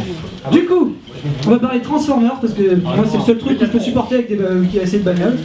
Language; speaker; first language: French; native; French